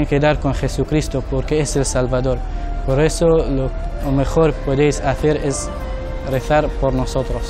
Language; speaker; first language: Spanish; non-native, learner; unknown